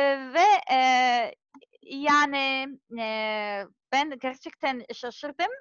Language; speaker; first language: Turkish; non-native, learner; Serbian